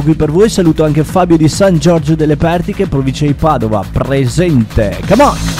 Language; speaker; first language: Italian; native; Italian